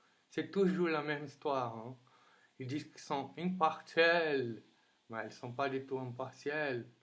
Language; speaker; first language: French; non-native, fluent; Portuguese